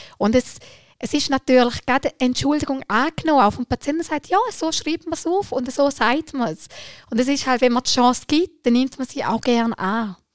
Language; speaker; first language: German; early bilingual, other home language; Albanian